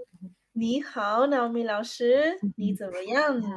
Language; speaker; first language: Chinese; non-native, learner; Spanish